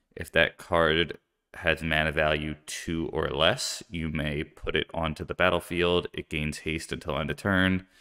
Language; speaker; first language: English; native; English